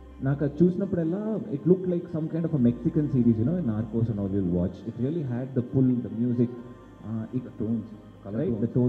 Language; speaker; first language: Telugu; native; Telugu